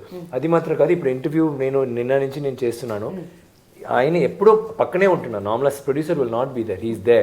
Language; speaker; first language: Telugu; non-native, learner; Tamil